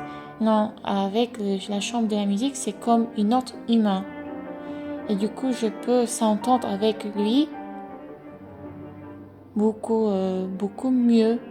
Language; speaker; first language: French; non-native, fluent; English